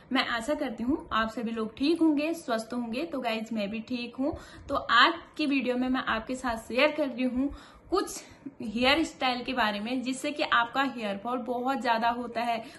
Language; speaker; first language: Hindi; native; Hindi